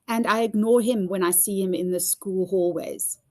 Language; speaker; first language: English; non-native, local second language; Afrikaans